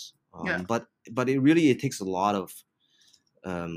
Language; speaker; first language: English; non-native, local second language; Cantonese